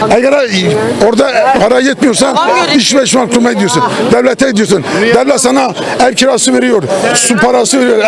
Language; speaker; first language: Turkish; native; Turkish